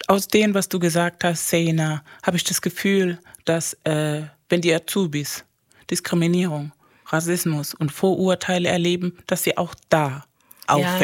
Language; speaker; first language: German; non-native, fluent; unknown